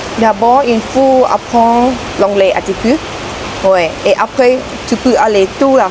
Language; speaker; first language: French; non-native, learner; Thai